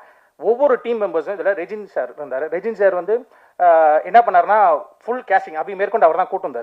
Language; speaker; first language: Tamil; native; Tamil